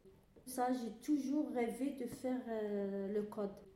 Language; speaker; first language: French; non-native, learner; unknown